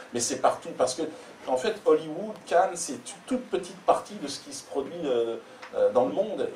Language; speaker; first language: French; native; French